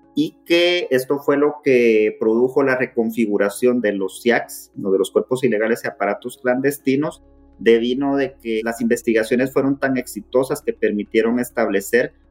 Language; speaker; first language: Spanish; native; Spanish